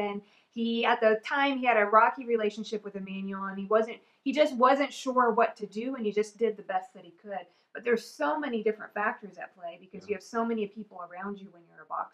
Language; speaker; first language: English; native; English